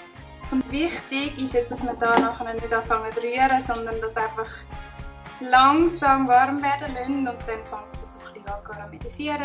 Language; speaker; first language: German; native; German